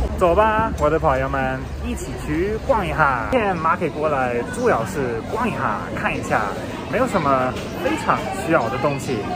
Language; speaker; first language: Chinese; non-native, fluent; German